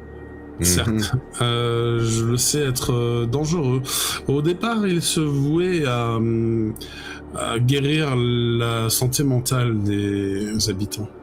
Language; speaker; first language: French; native; French